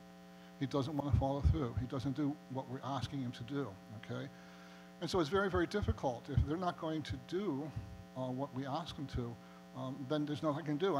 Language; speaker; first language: English; native; English